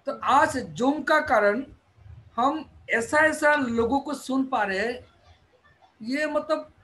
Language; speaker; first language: Hindi; non-native, local second language; Bangla